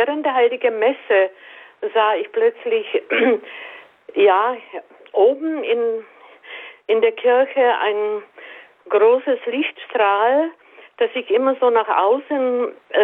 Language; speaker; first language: German; native; German